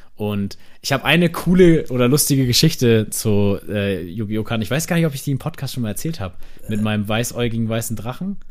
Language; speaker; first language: German; native; German